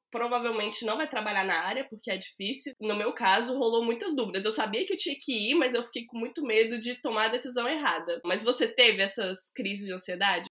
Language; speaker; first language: Portuguese; native; Portuguese